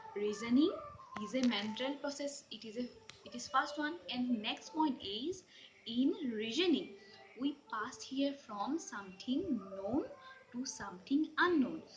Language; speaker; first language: English; non-native, local second language; Assamese